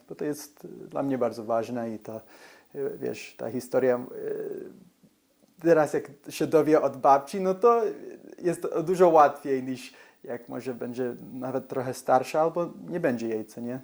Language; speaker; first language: Polish; early bilingual, heritage; English